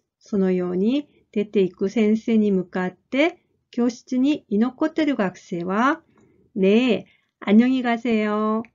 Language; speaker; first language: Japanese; non-native, fluent; Korean